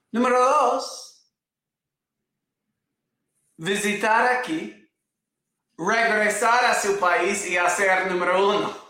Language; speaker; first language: Spanish; non-native, fluent; English